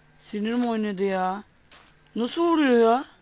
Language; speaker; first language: Turkish; native; Turkish